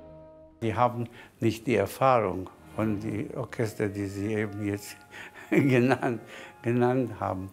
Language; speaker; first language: German; non-native, fluent; Spanish